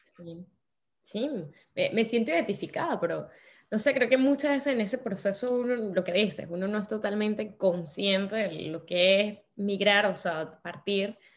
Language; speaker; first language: Spanish; native; Spanish